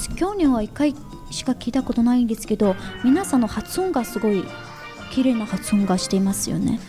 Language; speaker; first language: Japanese; non-native, fluent; Chinese